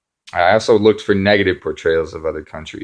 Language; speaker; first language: English; native; English